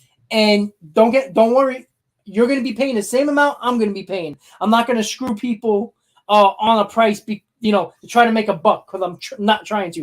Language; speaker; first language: English; native; English